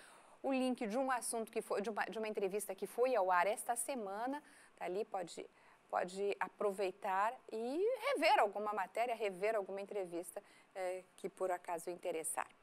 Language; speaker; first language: Portuguese; native; Portuguese